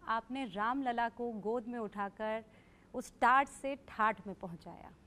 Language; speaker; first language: Hindi; native; Hindi